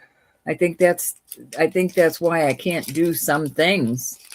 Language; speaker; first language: English; native; English